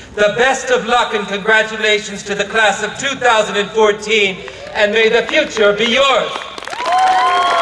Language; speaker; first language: English; native; English